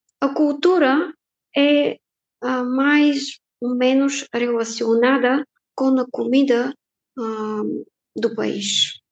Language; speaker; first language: Portuguese; non-native, fluent; Bulgarian